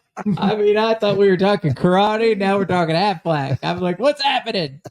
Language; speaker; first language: English; native; English